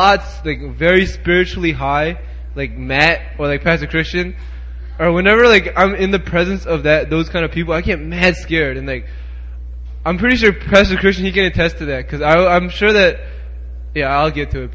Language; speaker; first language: English; native; English